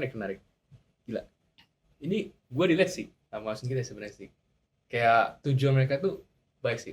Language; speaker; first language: Indonesian; native; Indonesian